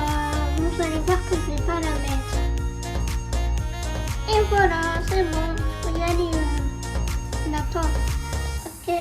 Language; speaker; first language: French; native; French